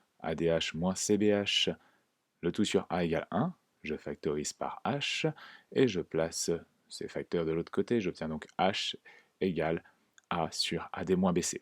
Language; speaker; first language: French; native; French